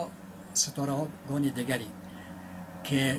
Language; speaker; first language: Persian; native; Persian